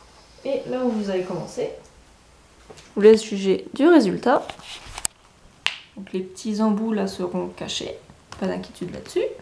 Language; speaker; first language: French; native; French